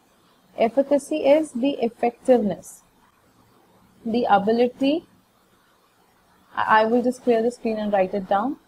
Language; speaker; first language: English; non-native, local second language; Hindi